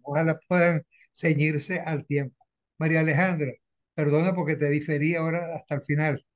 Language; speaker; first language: Spanish; native; Spanish